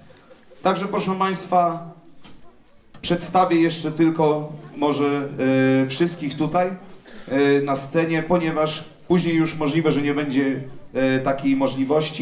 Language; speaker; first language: Polish; native; Polish